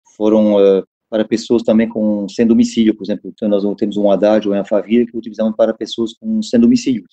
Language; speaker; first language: Portuguese; non-native, fluent; French